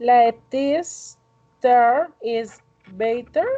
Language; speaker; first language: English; non-native, learner; Spanish